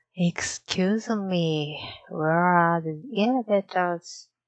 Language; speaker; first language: English; non-native, learner; Japanese